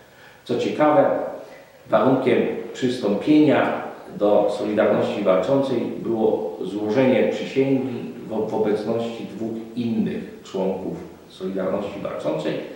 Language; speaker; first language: Polish; native; Polish